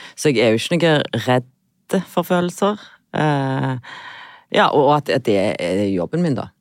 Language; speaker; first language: Norwegian; native; Norwegian